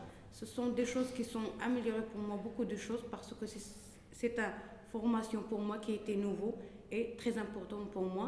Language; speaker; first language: French; non-native, local second language; Arabic